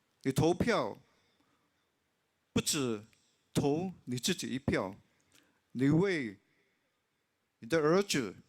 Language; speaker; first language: Chinese; non-native, local second language; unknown